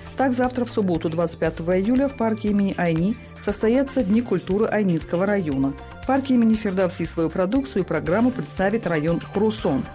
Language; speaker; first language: Russian; non-native, local second language; Tajik